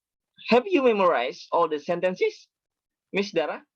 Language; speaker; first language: English; non-native, fluent; Indonesian